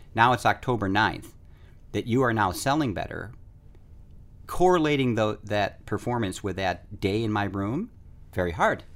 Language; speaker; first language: English; native; English